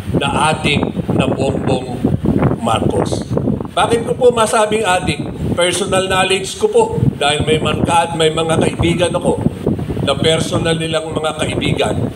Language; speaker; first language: Filipino; non-native, local second language; Cebuano